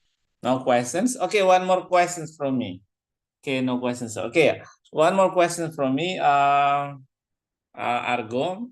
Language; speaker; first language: English; non-native, fluent; Indonesian